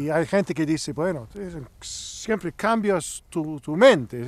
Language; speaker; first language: Spanish; non-native, learner; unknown